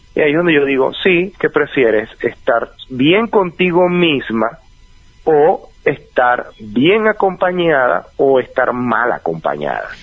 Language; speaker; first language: Spanish; native; Spanish